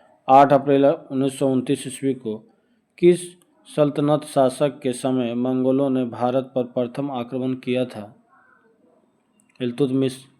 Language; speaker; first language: Hindi; native; Hindi